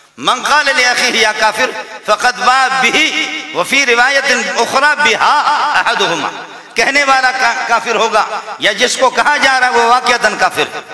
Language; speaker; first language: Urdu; non-native, local second language; Baluchi